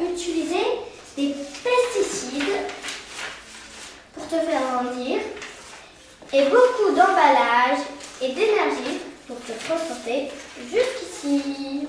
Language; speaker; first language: French; native; French